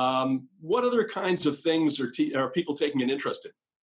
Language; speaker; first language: English; native; English